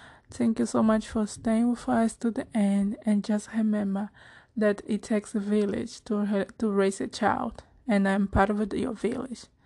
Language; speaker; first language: English; non-native, fluent; Portuguese